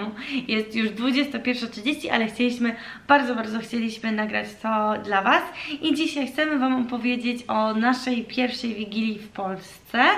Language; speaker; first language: Polish; early bilingual, heritage; Polish